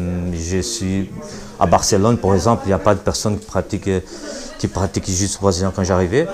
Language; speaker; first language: French; non-native, learner; Portuguese